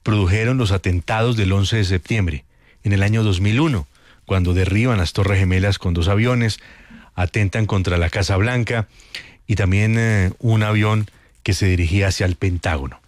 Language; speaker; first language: Spanish; native; Spanish